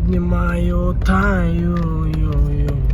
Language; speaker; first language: Russian; non-native, local second language; Kyrgyz